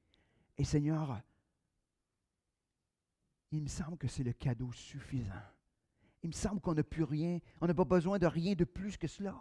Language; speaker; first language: French; native; French